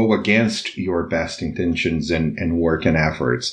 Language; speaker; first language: English; non-native, fluent; Portuguese